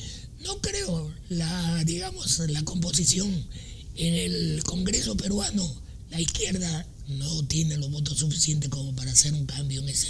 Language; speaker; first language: Spanish; native; Spanish